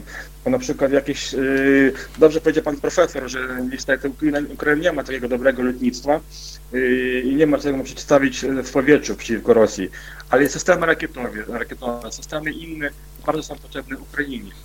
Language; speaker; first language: Polish; non-native, fluent; Ukrainian